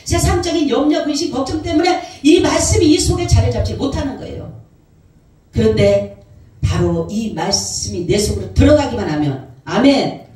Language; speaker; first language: Korean; native; Korean